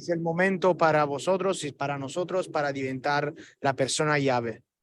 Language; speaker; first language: Spanish; non-native, learner; Italian